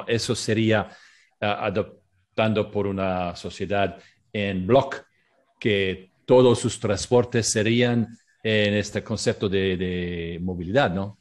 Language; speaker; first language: Spanish; non-native, learner; English